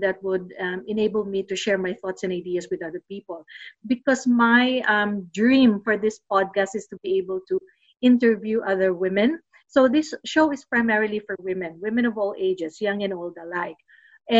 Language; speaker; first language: English; non-native, local second language; Filipino